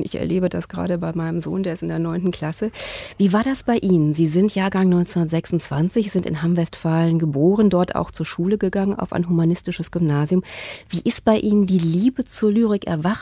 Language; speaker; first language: German; native; German